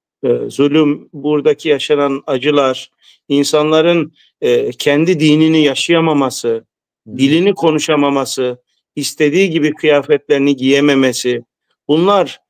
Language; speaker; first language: Turkish; early bilingual, heritage; Turkish